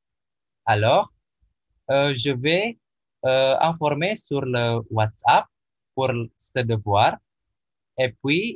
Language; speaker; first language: French; non-native, learner; Indonesian